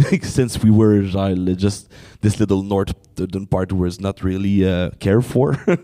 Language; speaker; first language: English; non-native, fluent; French